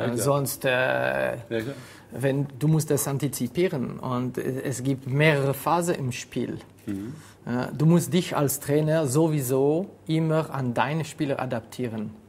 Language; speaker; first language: German; non-native, fluent; French